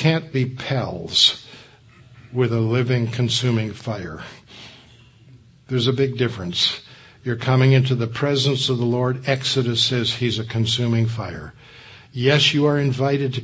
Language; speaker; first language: English; native; English